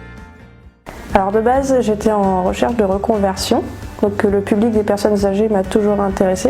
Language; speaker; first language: French; native; French